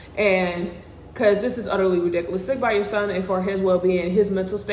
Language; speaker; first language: English; native; English